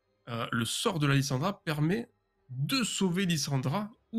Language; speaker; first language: French; native; French